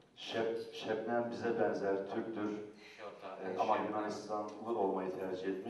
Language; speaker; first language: Turkish; non-native, fluent; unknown